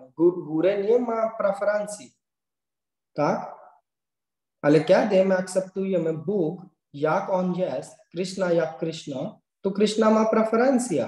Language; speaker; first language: Polish; non-native, learner; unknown